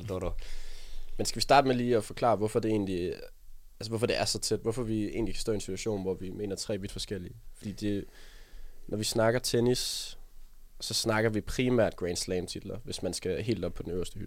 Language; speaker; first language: Danish; native; Danish